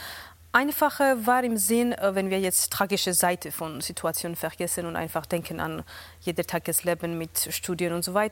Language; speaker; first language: German; non-native, fluent; Georgian